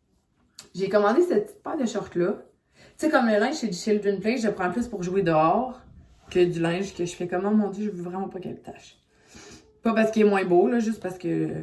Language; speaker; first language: French; native; French